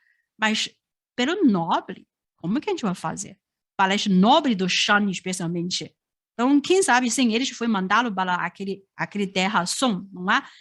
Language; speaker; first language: Portuguese; non-native, fluent; Chinese